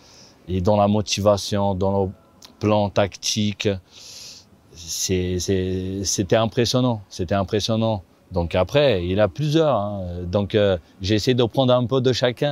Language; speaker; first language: French; non-native, fluent; Portuguese